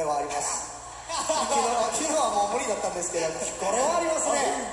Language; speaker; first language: Japanese; non-native, fluent; Korean